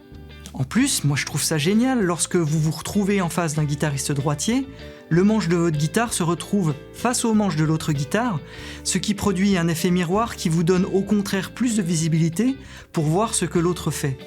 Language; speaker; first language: French; native; French